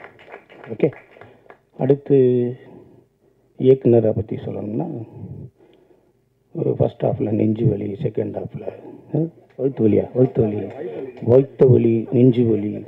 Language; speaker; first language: Tamil; native; Tamil